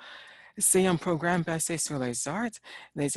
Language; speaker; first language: French; non-native, learner; English